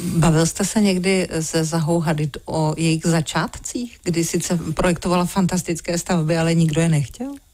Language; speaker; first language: Czech; native; Czech